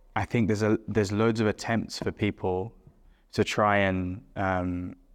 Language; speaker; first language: English; native; English